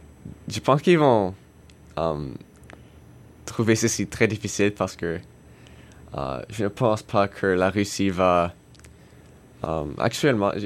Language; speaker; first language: French; non-native, learner; English